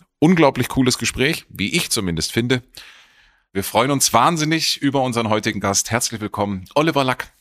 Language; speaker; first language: German; native; German